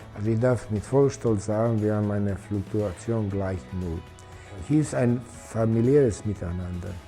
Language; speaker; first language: German; non-native, fluent; Serbian